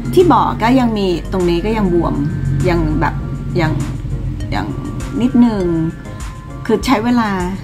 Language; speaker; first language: Thai; early bilingual, other home language; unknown